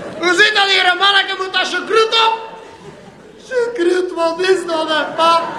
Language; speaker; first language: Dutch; native; Dutch